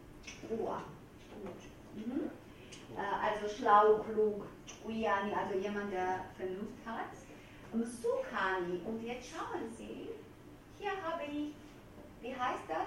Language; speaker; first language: German; non-native, fluent; Georgian